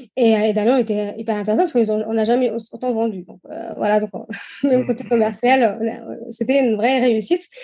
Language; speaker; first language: French; non-native, local second language; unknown